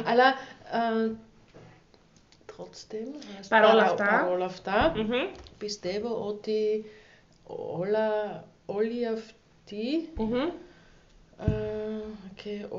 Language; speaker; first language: Greek; non-native, learner; German